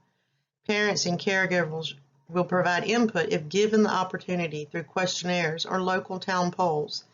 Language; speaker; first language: English; native; English